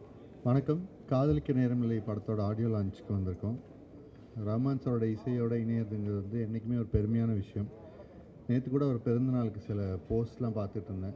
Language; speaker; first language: Tamil; native; Tamil